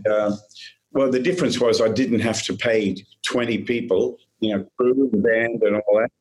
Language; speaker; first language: English; native; English